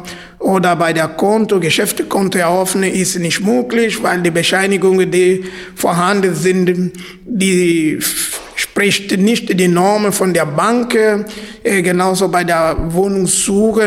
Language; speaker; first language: German; non-native, fluent; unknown